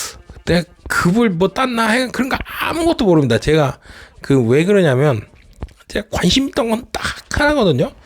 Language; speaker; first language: Korean; native; Korean